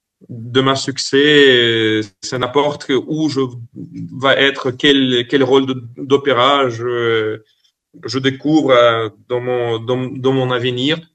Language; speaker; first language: French; non-native, fluent; Russian